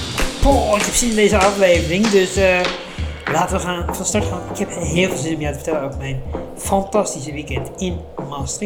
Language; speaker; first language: Dutch; native; Dutch